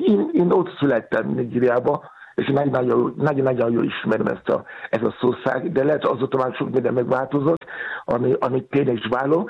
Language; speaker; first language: Hungarian; non-native, learner; Yoruba